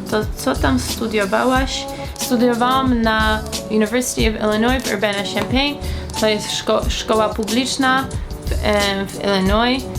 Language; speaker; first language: Polish; early bilingual, heritage; Polish